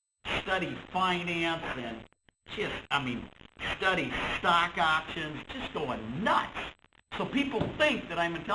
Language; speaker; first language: English; native; English